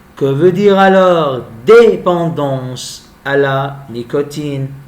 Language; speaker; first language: French; non-native, local second language; Arabic